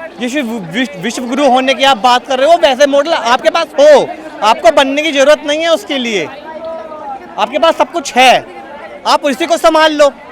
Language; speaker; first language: Hindi; native; Hindi